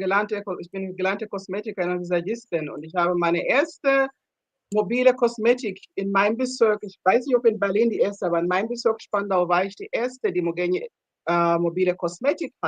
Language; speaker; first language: German; non-native, fluent; Ganda